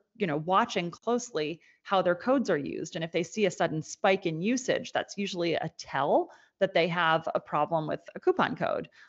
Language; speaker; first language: English; native; English